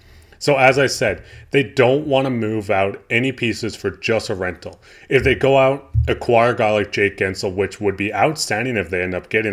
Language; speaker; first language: English; native; English